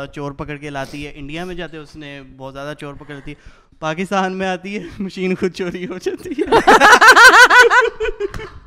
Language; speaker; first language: Urdu; non-native, local second language; Punjabi